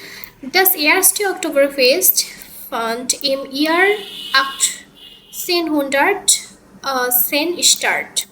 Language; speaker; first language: German; non-native, learner; Bangla